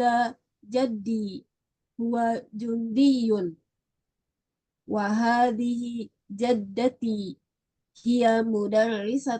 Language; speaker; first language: Arabic; non-native, learner; Indonesian